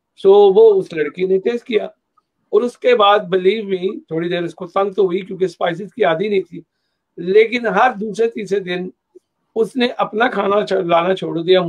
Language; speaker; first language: Urdu; native; Urdu